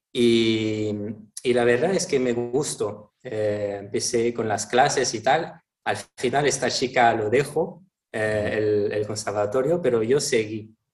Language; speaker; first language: Spanish; non-native, fluent; French